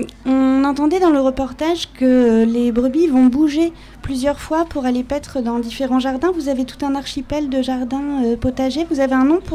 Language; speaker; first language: French; native; French